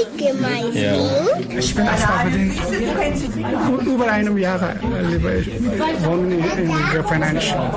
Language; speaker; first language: German; non-native, learner; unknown